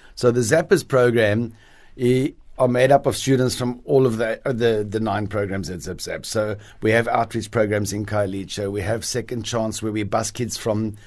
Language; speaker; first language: English; native; English